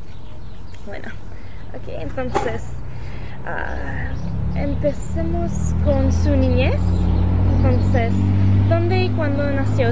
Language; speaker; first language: Spanish; early bilingual, heritage; Spanish